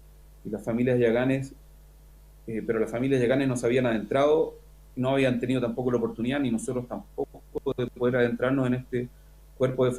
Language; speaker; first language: Spanish; native; Spanish